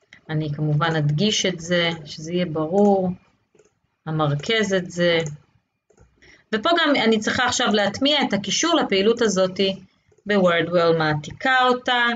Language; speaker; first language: Hebrew; native; Hebrew